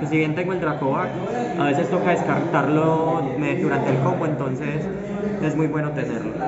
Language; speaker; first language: Spanish; native; Spanish